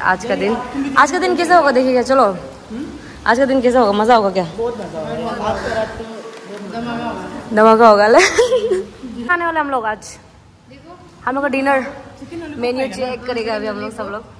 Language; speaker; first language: Hindi; non-native, local second language; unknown